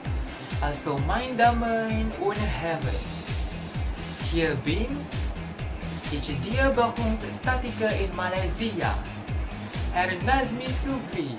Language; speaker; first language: German; non-native, learner; Malay